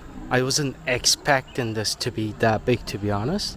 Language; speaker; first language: English; non-native, fluent; Turkish